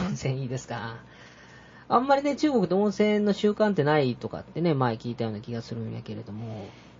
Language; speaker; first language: Japanese; native; Japanese